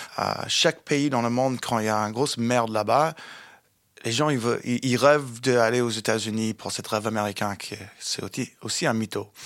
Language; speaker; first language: French; non-native, fluent; English